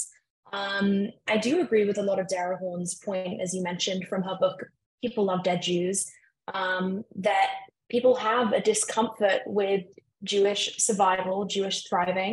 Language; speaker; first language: English; native; English